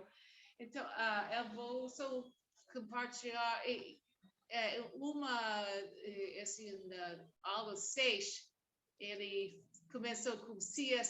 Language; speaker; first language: Portuguese; non-native, learner; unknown